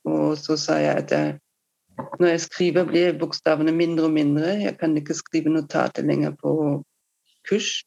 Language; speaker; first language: Norwegian; non-native, fluent; German